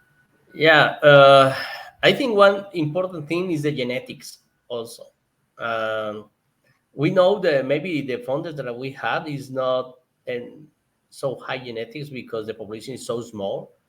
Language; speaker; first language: English; non-native, learner; Spanish